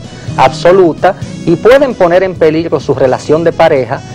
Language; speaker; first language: Spanish; native; Spanish